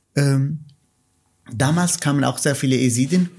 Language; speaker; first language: German; non-native, fluent; Kurdish